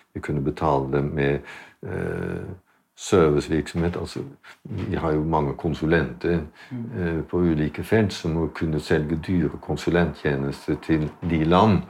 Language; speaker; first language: Norwegian; non-native, fluent; Dutch